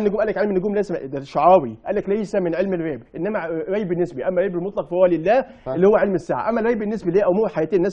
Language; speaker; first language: Arabic; native; Arabic